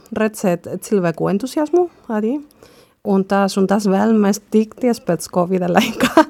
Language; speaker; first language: Latvian; non-native, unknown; Spanish